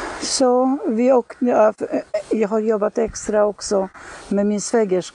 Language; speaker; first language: Swedish; non-native, fluent; Polish